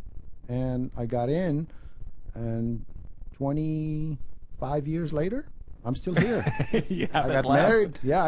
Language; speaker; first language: English; non-native, fluent; Arabic